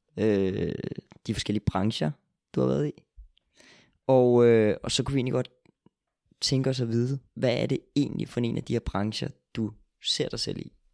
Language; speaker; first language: Danish; native; Danish